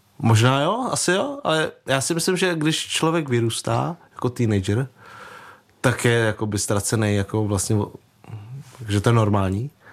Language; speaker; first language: Czech; early bilingual, other home language; Vietnamese